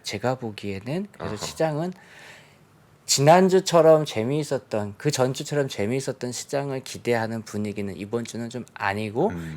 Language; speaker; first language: Korean; native; Korean